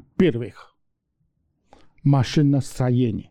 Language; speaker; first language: Russian; non-native, learner; Chinese